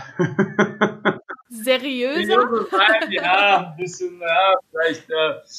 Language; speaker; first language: German; non-native, fluent; Russian